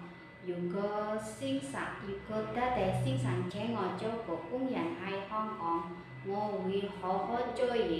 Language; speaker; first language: Cantonese; non-native, learner; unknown